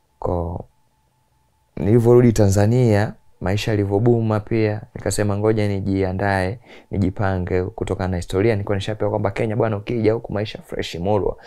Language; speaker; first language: Swahili; native; Swahili